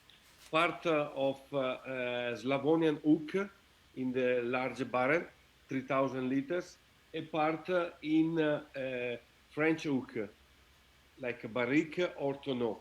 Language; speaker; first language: English; non-native, learner; Italian